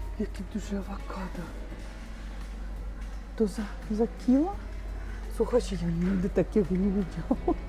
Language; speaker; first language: Polish; non-native, learner; Russian